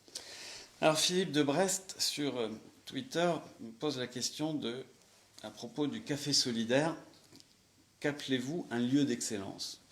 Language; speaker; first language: French; native; French